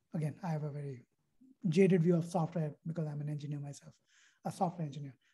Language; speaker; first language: English; non-native, local second language; Hindi